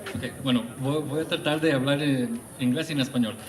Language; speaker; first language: Spanish; early bilingual, other home language; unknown